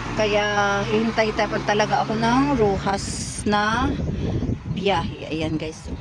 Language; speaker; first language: Filipino; non-native, local second language; Hiligaynon